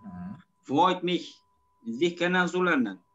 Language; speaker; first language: German; non-native, learner; Turkish